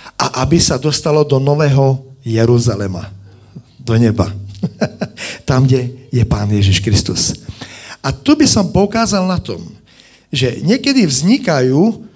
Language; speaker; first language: Slovak; native; Slovak